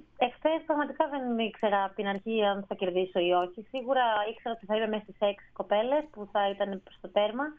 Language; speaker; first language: Greek; native; Greek